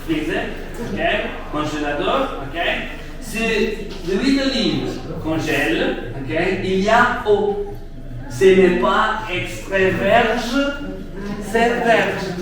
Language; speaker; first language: French; non-native, learner; Portuguese